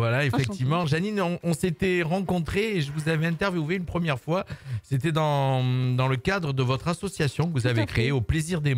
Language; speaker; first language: French; native; French